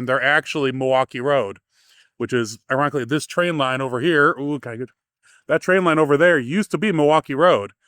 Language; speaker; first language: English; native; English